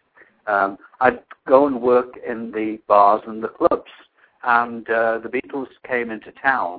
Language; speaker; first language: English; native; English